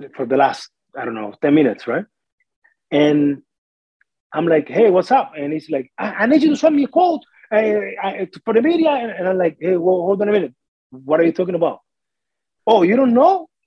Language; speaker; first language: English; non-native, fluent; Spanish